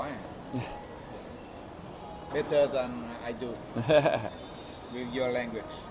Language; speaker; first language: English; non-native, fluent; Vietnamese